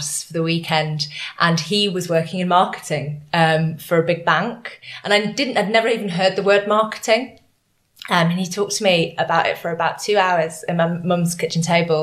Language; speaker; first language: English; native; English